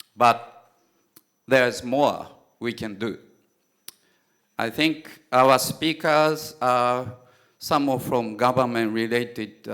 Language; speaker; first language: English; non-native, fluent; Japanese